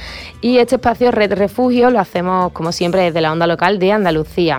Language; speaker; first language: Spanish; native; Spanish